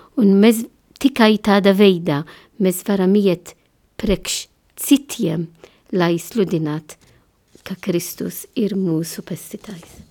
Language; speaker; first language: Latvian; non-native, learner; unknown